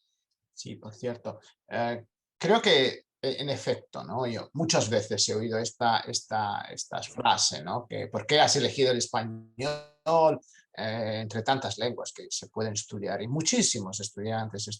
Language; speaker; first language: Spanish; non-native, fluent; Italian